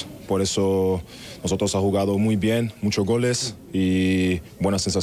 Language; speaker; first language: Spanish; non-native, learner; German